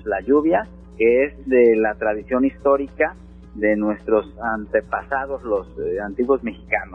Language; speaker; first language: Spanish; native; Spanish